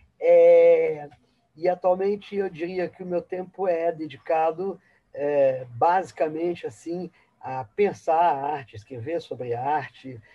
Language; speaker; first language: Portuguese; early bilingual, other home language; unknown